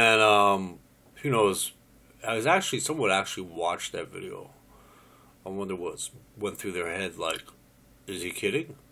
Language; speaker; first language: English; native; English